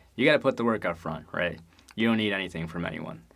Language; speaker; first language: English; native; English